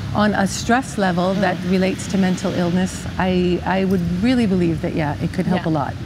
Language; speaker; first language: English; native; English